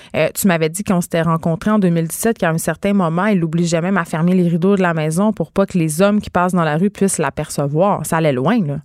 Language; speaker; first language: French; native; French